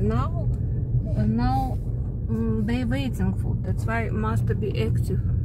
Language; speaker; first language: English; non-native, learner; Russian